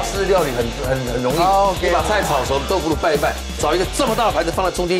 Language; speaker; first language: Chinese; native; Chinese